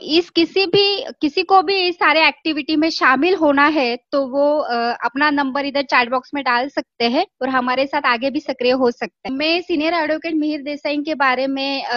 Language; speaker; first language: Hindi; non-native, local second language; Marathi